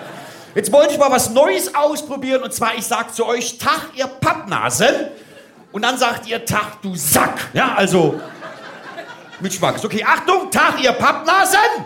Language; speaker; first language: German; native; German